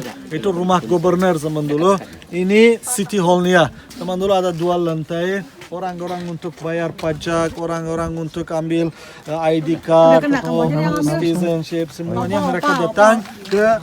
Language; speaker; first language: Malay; non-native, fluent; Turkish